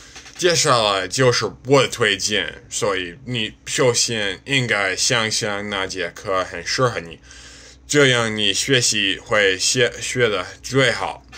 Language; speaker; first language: Chinese; non-native, learner; English